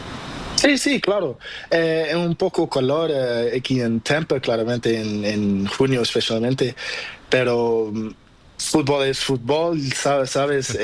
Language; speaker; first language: Spanish; non-native, learner; Portuguese